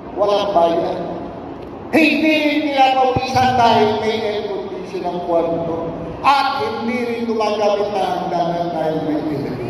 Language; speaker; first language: Filipino; native; Filipino